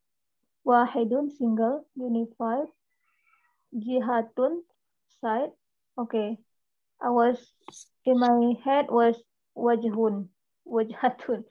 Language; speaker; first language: English; non-native, learner; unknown